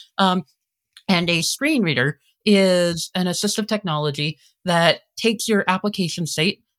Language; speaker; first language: English; native; English